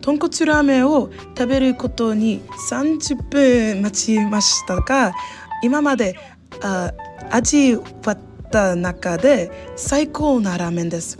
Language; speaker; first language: Japanese; non-native, learner; English